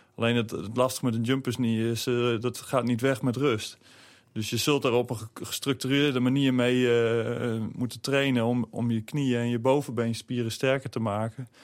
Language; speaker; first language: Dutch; native; Dutch